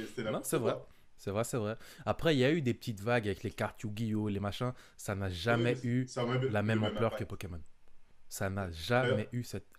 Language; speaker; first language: French; native; French